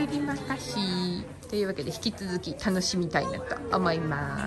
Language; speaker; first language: Japanese; native; Japanese